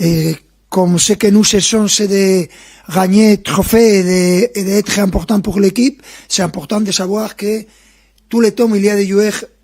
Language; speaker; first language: French; non-native, fluent; Spanish